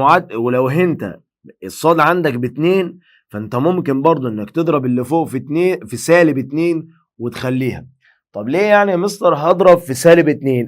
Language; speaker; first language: Arabic; native; Arabic